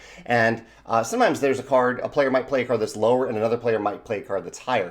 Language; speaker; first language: English; native; English